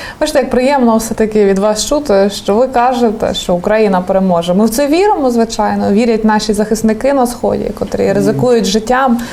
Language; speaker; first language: Ukrainian; native; Ukrainian